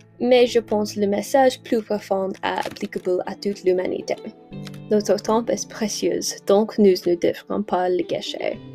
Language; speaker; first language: French; non-native, learner; English